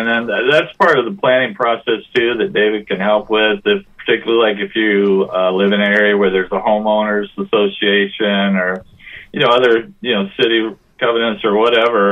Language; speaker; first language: English; native; English